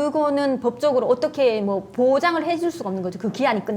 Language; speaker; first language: Korean; native; Korean